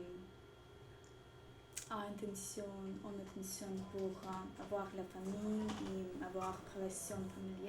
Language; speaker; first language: French; non-native, learner; Russian